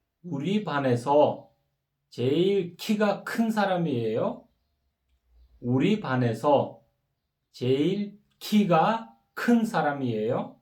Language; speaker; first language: Korean; non-native, fluent; Kyrgyz